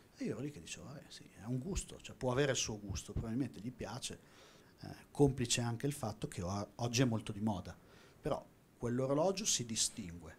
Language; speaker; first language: Italian; native; Italian